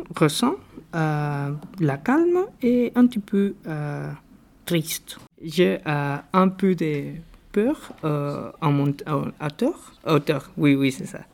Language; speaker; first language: French; non-native, learner; Spanish